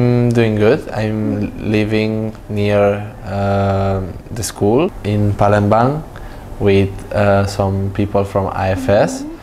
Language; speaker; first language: English; non-native, fluent; Italian